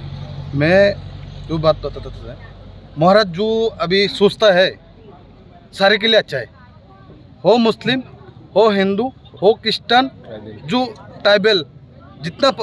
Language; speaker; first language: Hindi; non-native, local second language; Bangla